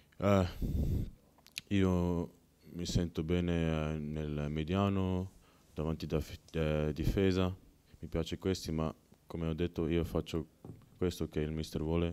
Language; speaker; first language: Italian; non-native, learner; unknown